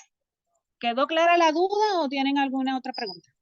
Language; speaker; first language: Spanish; native; Spanish